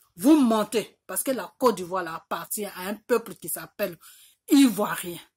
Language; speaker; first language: French; native; French